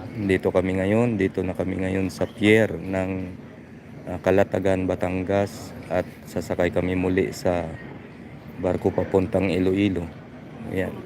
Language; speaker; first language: Filipino; non-native, local second language; Hiligaynon